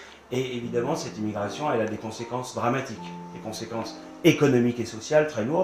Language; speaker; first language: French; native; French